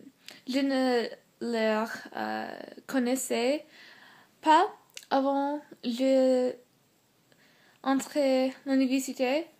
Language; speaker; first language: French; non-native, learner; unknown